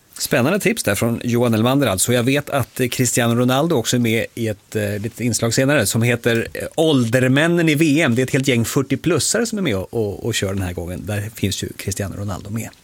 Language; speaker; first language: Swedish; native; Swedish